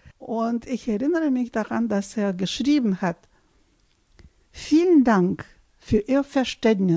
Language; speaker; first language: German; non-native, fluent; Russian